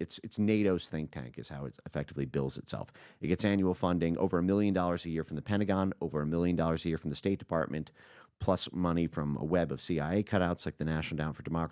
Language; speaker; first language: English; native; English